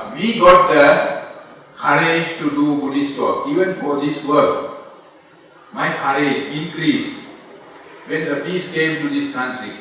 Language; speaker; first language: English; non-native, local second language; Sinhala